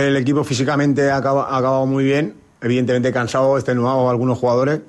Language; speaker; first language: Spanish; native; Spanish